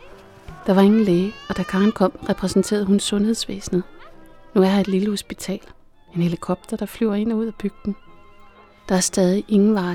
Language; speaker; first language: Danish; native; Danish